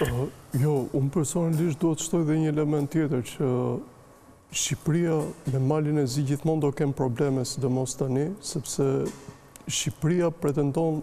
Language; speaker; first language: Albanian; native; Albanian